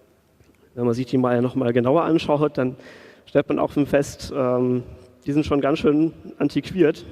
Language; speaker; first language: German; native; German